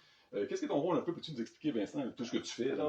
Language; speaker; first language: French; native; French